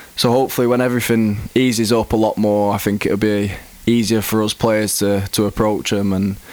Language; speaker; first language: English; native; English